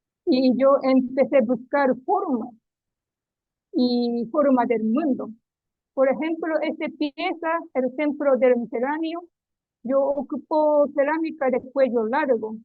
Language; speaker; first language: Spanish; non-native, learner; Japanese